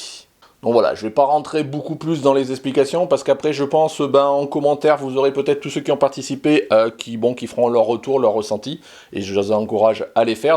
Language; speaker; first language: French; native; French